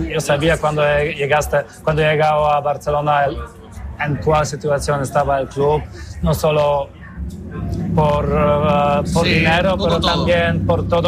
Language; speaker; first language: Spanish; non-native, learner; Polish